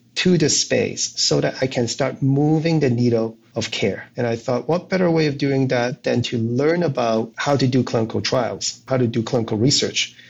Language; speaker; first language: English; non-native, local second language; Cantonese